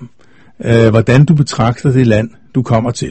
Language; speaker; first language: Danish; native; Danish